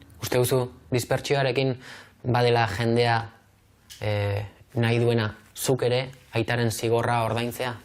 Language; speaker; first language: Basque; native; Basque